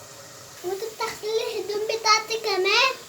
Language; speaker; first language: Arabic; native; Arabic